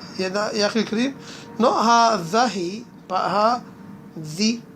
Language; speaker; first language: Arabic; non-native, fluent; English